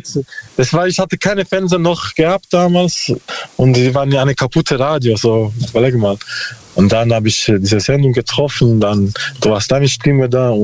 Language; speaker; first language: German; non-native, learner; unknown